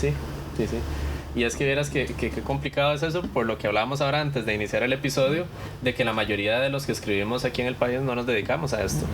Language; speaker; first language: Spanish; native; Spanish